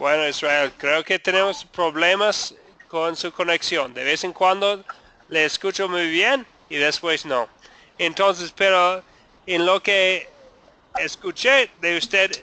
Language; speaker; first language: Spanish; non-native, fluent; English